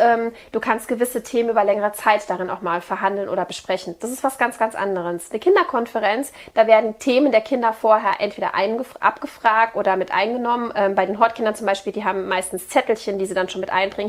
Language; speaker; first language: German; native; German